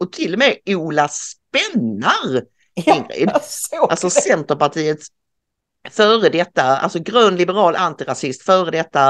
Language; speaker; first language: Swedish; native; Swedish